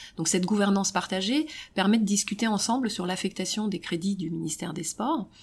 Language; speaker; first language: French; early bilingual, other home language; Romanian